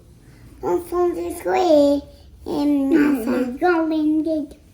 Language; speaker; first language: French; early bilingual, heritage; French